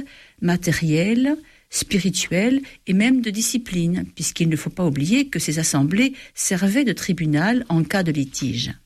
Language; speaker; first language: French; native; French